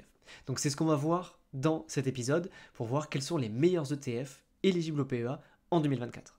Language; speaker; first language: French; native; French